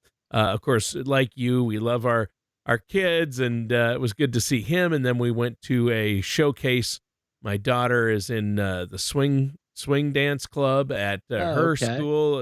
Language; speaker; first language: English; native; English